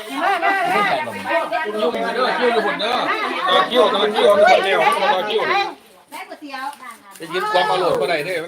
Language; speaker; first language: Thai; non-native, local second language; Lao